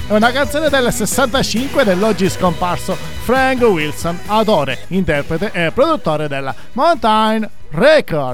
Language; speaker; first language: Italian; native; Italian